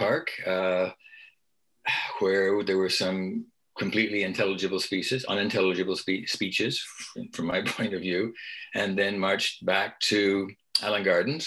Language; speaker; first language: English; native; English